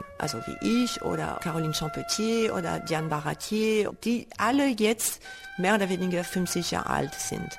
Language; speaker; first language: German; non-native, fluent; French